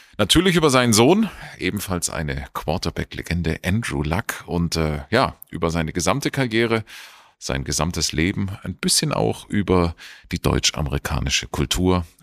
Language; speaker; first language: German; native; German